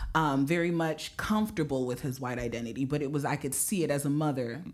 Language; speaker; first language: English; native; English